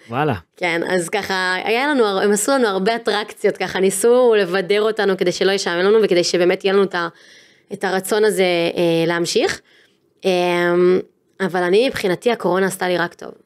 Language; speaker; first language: Hebrew; native; Hebrew